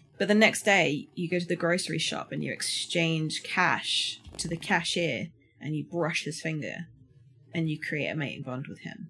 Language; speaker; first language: English; native; English